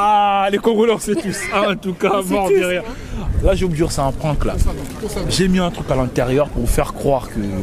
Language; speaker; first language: French; native; French